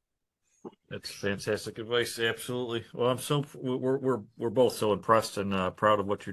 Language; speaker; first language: English; native; English